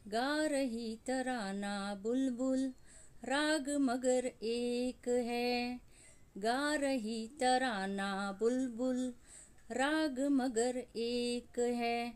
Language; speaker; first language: Hindi; non-native, local second language; Gujarati